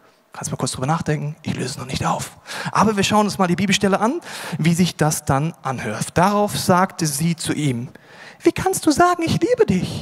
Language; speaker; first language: German; native; German